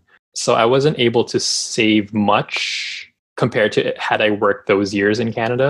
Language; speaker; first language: English; non-native, local second language; Filipino